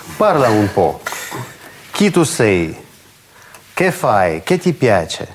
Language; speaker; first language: Italian; non-native, fluent; Russian